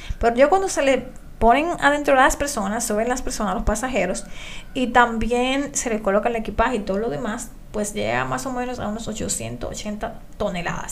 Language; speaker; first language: Spanish; native; Spanish